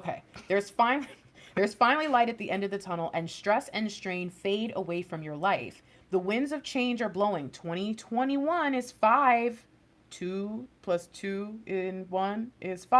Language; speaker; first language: English; native; English